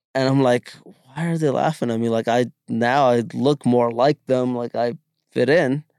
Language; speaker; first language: English; early bilingual, other home language; Malayalam